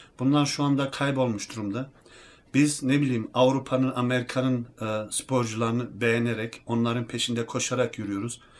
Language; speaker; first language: Turkish; early bilingual, heritage; Turkish